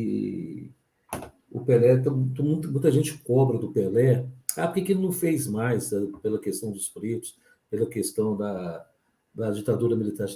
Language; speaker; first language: Portuguese; native; Portuguese